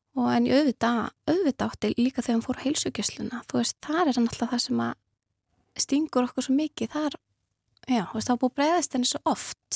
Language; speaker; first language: Icelandic; native; Icelandic